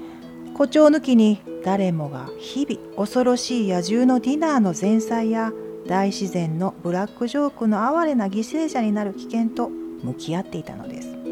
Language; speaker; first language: Japanese; native; Japanese